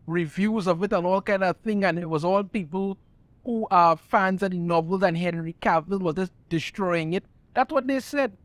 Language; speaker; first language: English; native; English